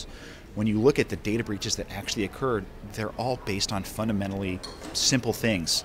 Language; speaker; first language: English; native; English